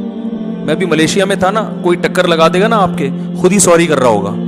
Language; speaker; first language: Urdu; native; Urdu